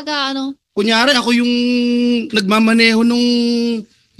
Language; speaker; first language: Filipino; native; Filipino